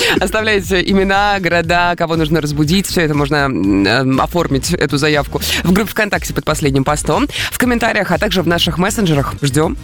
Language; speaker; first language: Russian; native; Russian